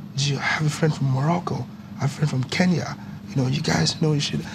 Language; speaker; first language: English; non-native, local second language; Yoruba